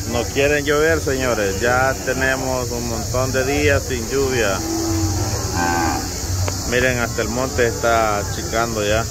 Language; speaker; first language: Spanish; native; Spanish